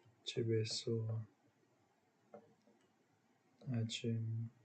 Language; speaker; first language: Korean; non-native, learner; English